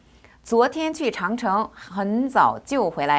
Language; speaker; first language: Chinese; non-native, fluent; Korean